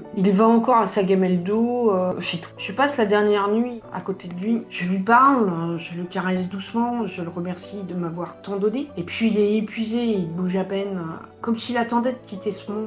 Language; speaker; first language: French; native; French